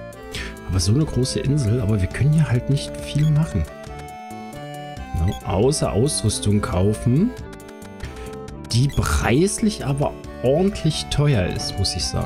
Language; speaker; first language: German; native; German